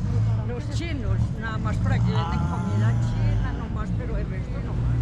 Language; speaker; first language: Spanish; native; Spanish